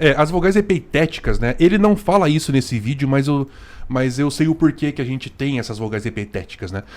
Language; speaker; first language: Portuguese; native; Portuguese